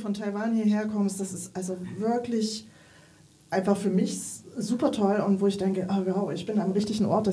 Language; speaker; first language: German; native; German